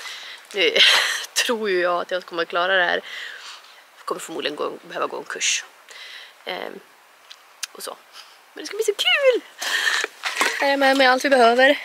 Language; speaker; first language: Swedish; native; Swedish